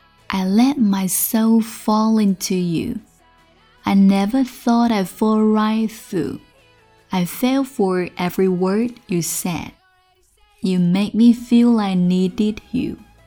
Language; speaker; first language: English; non-native, fluent; Chinese